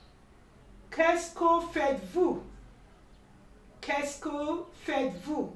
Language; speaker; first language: French; non-native, learner; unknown